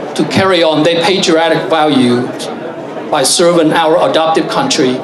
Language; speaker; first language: English; non-native, fluent; Vietnamese